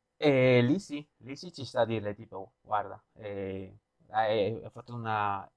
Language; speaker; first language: Italian; non-native, fluent; Spanish